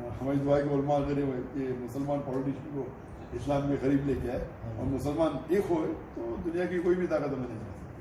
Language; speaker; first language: Urdu; native; Urdu